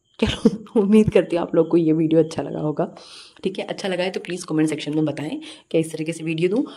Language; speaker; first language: Hindi; native; Hindi